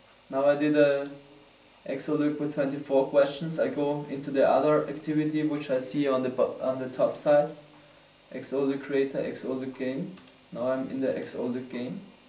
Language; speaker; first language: English; non-native, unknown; German